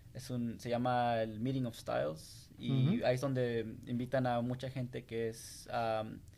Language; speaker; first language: Spanish; early bilingual, heritage; Spanish